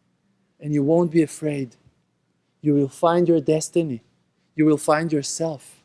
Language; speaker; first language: English; non-native, fluent; Hebrew